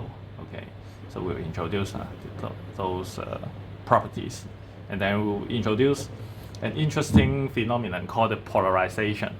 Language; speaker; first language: English; non-native, fluent; Chinese